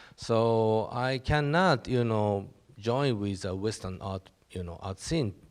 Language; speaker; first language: English; non-native, learner; Japanese